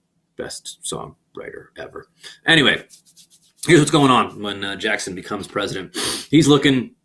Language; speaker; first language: English; native; English